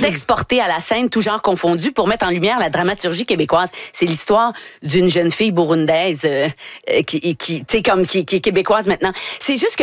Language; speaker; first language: French; native; French